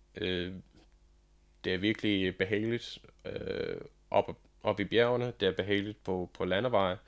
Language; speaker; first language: Danish; non-native, fluent; English